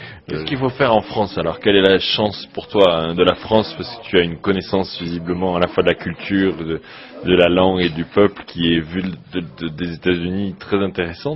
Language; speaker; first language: French; native; French